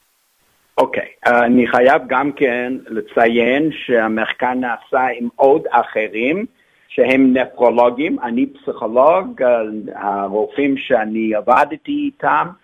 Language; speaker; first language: Hebrew; non-native, fluent; English